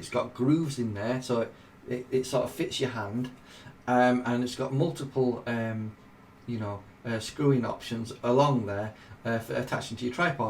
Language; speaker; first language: English; native; English